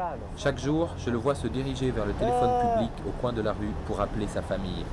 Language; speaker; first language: French; native; French